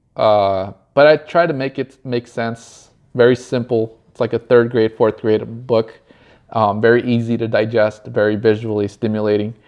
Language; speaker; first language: English; early bilingual, other home language; Spanish